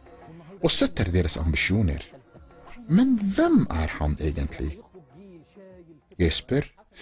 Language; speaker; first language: Norwegian; non-native, fluent; Arabic